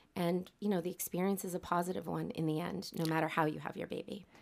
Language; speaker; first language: English; native; English